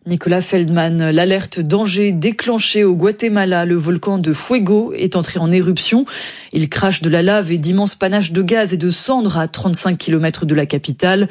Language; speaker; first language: French; native; French